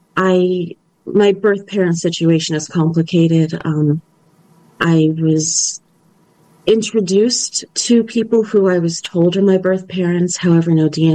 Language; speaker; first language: English; native; English